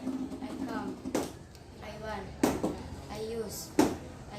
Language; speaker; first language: English; non-native, learner; Indonesian